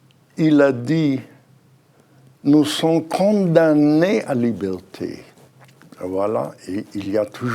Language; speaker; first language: French; non-native, fluent; Hebrew